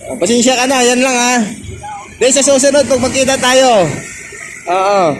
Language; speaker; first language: Filipino; non-native, local second language; Waray